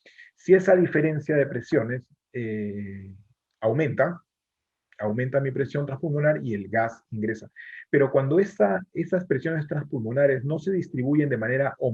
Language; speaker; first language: Spanish; native; Spanish